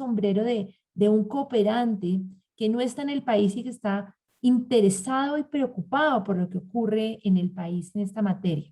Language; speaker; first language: Spanish; native; Spanish